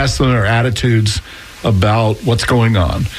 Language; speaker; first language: English; native; English